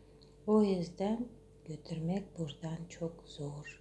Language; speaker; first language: Turkish; non-native, fluent; Russian